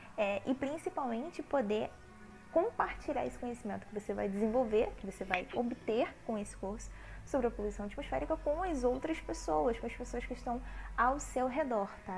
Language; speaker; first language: Portuguese; native; Portuguese